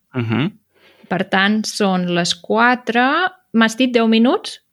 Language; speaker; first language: Catalan; native; Catalan